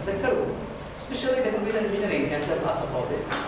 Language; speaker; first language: English; non-native, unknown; Arabic